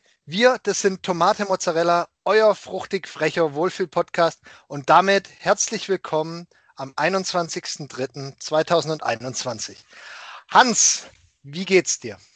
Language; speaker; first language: German; native; German